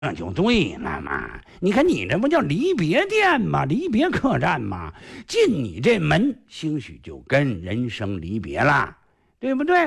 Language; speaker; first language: Chinese; native; Chinese